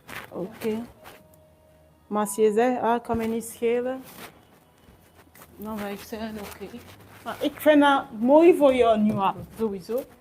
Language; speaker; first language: Dutch; non-native, learner; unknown